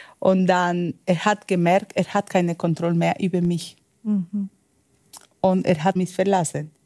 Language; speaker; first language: German; non-native, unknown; Spanish